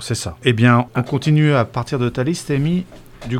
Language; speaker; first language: French; native; French